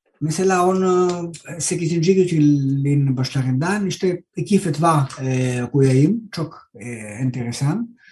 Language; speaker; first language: Turkish; non-native, learner; Greek